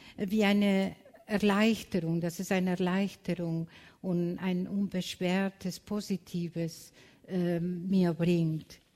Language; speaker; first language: German; non-native, fluent; Spanish